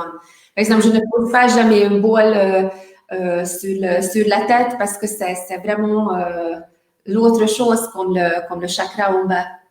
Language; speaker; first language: French; non-native, learner; Hungarian